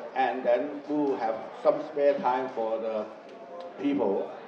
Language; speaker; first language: English; non-native, learner; Chinese